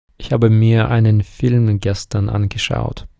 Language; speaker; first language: German; non-native, fluent; Ukrainian